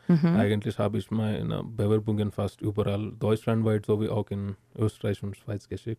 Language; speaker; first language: German; non-native, learner; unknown